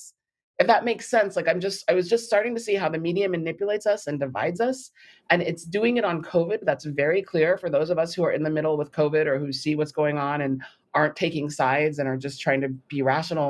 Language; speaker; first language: English; native; English